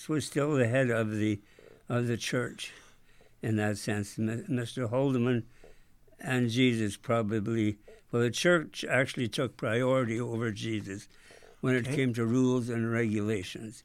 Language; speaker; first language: English; native; English